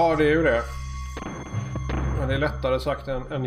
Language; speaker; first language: Swedish; native; Swedish